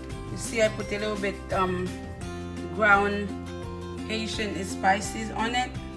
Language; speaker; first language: English; non-native, fluent; Haitian Creole